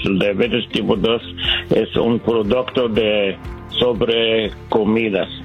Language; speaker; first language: Spanish; non-native, learner; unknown